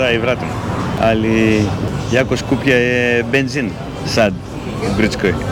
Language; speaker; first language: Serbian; non-native, learner; Greek